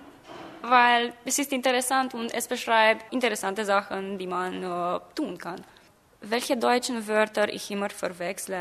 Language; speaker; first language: German; non-native, fluent; Romanian